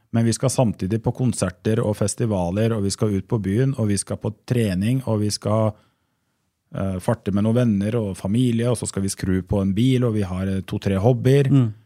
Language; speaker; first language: Norwegian; native; Norwegian